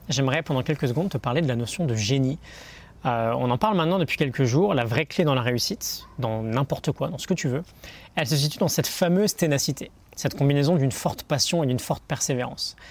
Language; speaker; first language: French; native; French